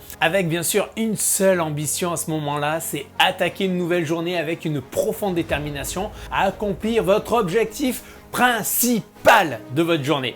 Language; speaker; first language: French; native; French